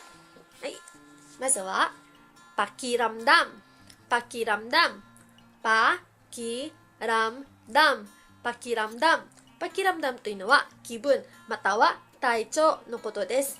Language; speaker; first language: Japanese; early bilingual, heritage; Filipino